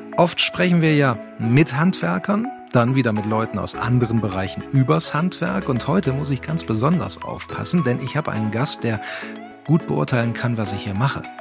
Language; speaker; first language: German; native; German